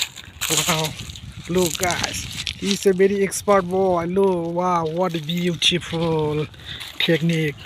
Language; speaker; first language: English; non-native, local second language; Assamese